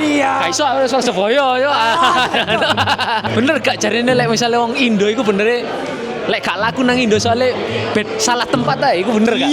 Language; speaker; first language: Indonesian; native; Indonesian